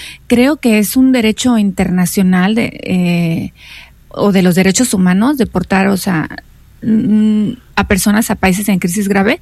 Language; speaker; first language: Spanish; native; Spanish